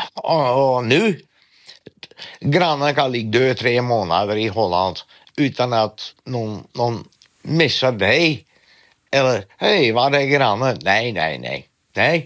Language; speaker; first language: Swedish; non-native, fluent; Dutch